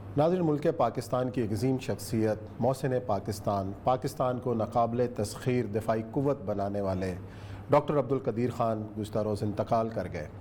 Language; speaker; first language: Urdu; native; Urdu